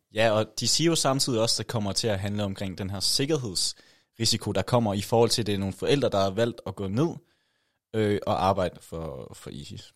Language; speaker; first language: Danish; native; Danish